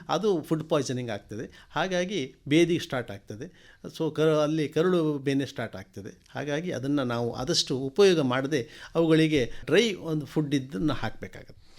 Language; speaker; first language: Kannada; native; Kannada